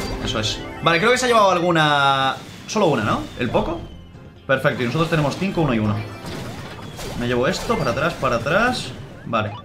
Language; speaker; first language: Spanish; native; Spanish